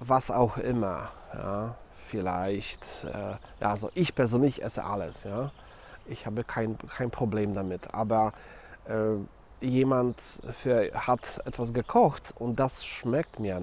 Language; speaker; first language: German; non-native, fluent; Polish